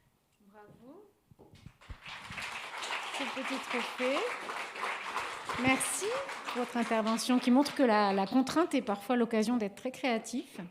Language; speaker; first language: French; native; French